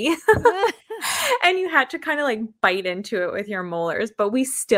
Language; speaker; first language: English; native; English